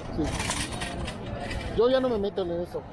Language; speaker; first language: Spanish; non-native, learner; English